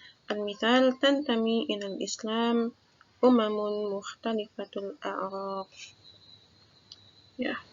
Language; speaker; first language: Arabic; non-native, fluent; Indonesian